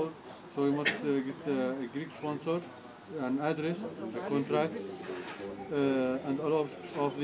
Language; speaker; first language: English; non-native, learner; Arabic